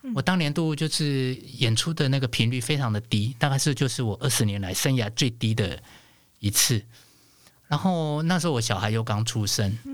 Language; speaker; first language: Chinese; non-native, local second language; Hakka Chinese